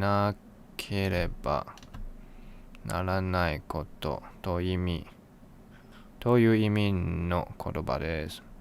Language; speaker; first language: Japanese; non-native, learner; English